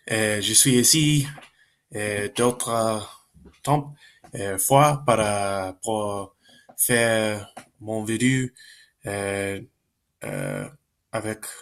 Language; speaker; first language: French; non-native, learner; Spanish